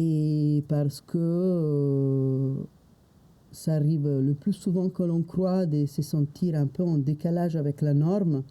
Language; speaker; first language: French; non-native, fluent; Italian